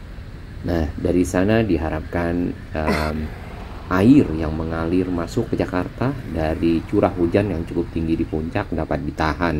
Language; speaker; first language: Indonesian; native; Indonesian